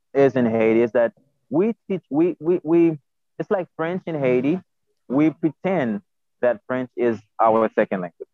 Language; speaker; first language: English; non-native, fluent; Haitian Creole